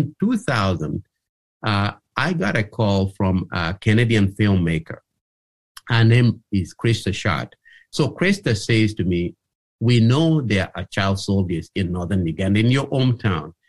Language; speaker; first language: English; non-native, local second language; Acoli